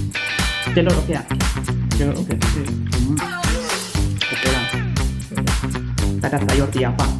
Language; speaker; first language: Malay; non-native, learner; Filipino